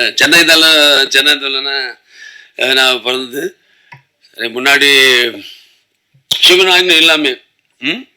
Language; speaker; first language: Tamil; non-native, local second language; Telugu